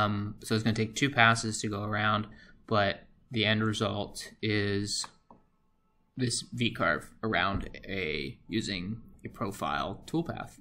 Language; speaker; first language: English; native; English